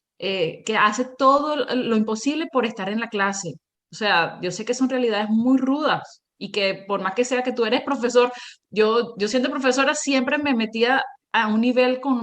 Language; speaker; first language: Spanish; native; Spanish